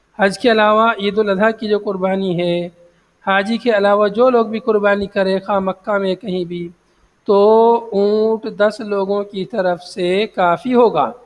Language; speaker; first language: Urdu; native; Urdu